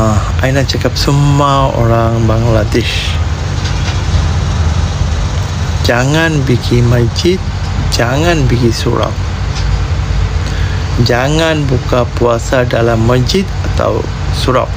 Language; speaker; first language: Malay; non-native, learner; Bangla